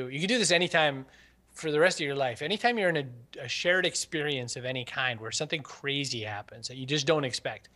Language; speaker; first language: English; native; English